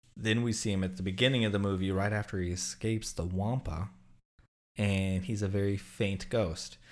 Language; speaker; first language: English; native; English